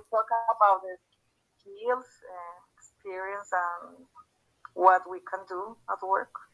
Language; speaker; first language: English; non-native, learner; Spanish